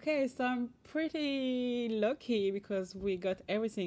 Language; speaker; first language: English; non-native, fluent; French